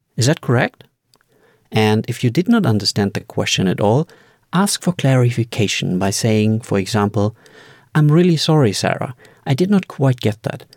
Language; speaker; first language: English; non-native, fluent; German